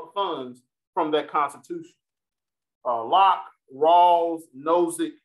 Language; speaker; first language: English; native; English